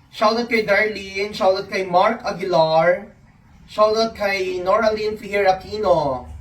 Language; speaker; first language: Filipino; non-native, local second language; Cebuano